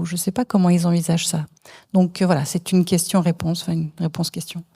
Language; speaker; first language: French; native; French